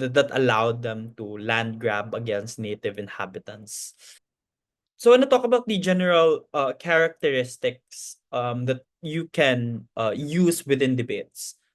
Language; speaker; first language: English; non-native, local second language; Cebuano